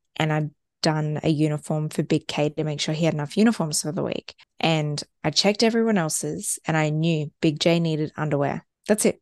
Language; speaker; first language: English; native; English